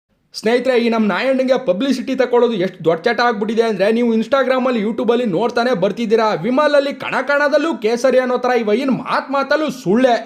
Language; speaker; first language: Kannada; native; Kannada